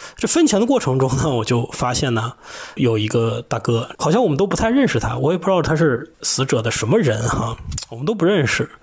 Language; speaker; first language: Chinese; native; Chinese